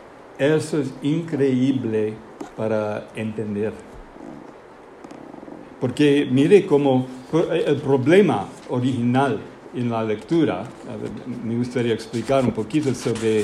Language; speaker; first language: Spanish; non-native, fluent; English